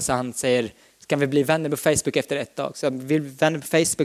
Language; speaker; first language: Swedish; non-native, fluent; Arabic